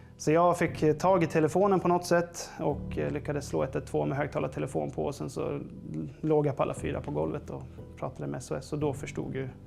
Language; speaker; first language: Swedish; native; Swedish